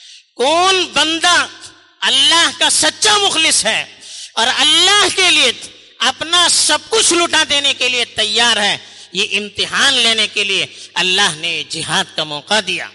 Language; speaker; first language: Urdu; native; Urdu